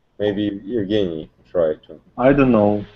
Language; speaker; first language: English; non-native, learner; Russian